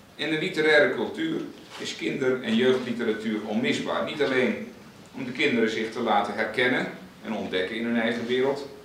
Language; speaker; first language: Dutch; native; Dutch